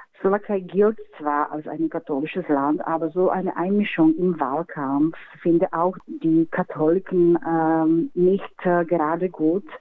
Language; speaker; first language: German; non-native, fluent; Slovak